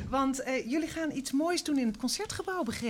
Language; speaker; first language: Dutch; native; Dutch